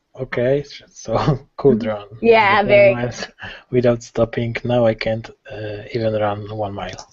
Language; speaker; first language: English; non-native, learner; Polish